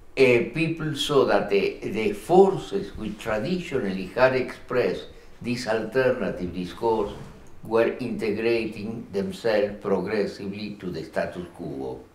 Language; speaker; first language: English; non-native, fluent; Spanish